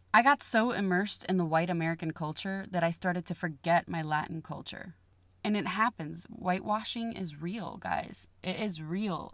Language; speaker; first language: English; early bilingual, other home language; Spanish